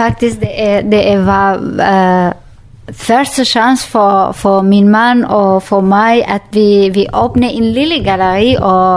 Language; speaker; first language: Danish; non-native, learner; Kurdish